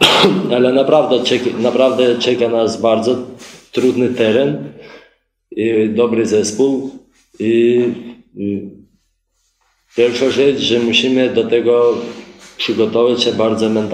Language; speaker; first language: Polish; non-native, fluent; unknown